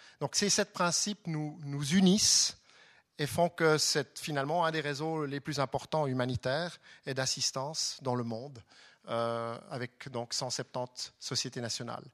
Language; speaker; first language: French; non-native, local second language; German